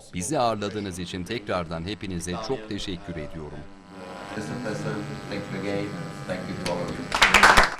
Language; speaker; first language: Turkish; native; Turkish